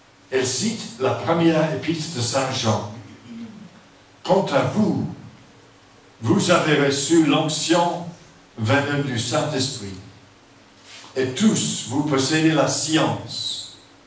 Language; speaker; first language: French; non-native, fluent; English